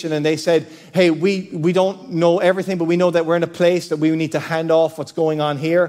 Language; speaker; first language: English; native; English